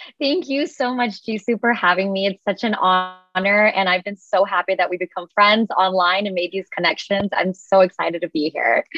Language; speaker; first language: English; native; English